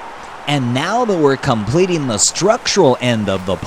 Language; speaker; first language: English; native; English